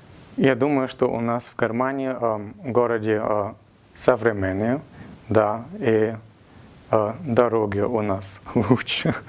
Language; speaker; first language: Russian; non-native, learner; German